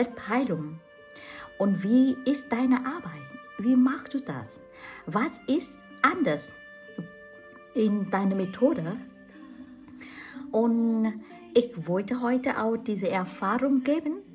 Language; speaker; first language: German; non-native, fluent; Vietnamese